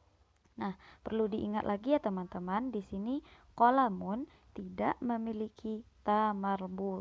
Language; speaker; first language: Indonesian; native; Indonesian